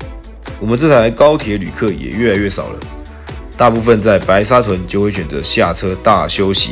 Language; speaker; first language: Chinese; native; Chinese